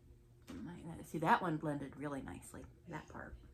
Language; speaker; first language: English; native; English